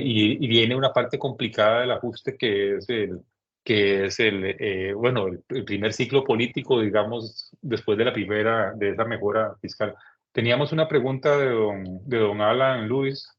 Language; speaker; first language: Spanish; native; Spanish